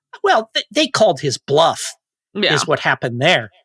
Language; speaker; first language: English; native; English